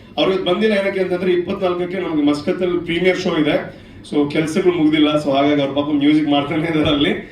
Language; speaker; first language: Kannada; non-native, local second language; Tulu